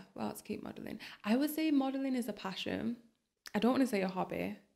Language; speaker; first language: English; native; English